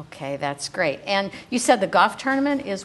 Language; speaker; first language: English; native; English